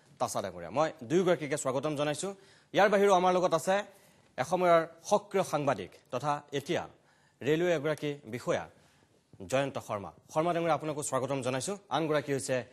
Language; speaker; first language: Assamese; native; Assamese